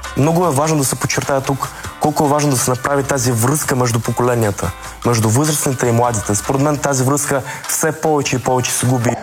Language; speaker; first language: Bulgarian; early bilingual, other home language; Russian